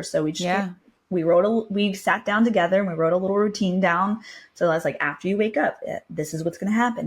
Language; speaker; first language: English; native; English